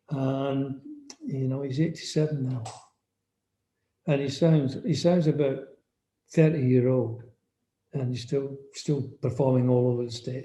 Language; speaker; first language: English; native; English